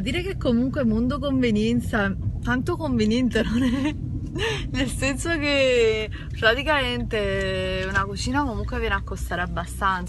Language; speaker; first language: Italian; native; Italian